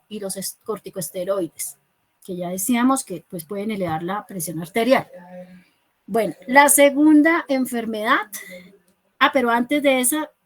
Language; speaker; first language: Spanish; native; Spanish